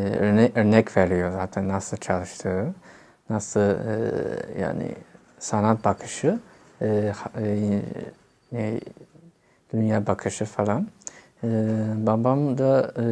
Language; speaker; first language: Turkish; non-native, fluent; Chinese